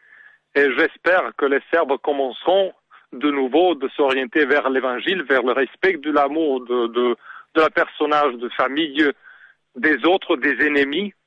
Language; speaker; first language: French; non-native, learner; Serbian